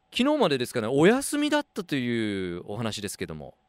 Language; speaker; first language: Japanese; non-native, fluent; Chinese